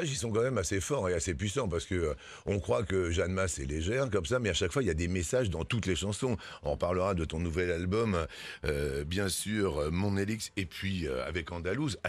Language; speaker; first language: French; native; French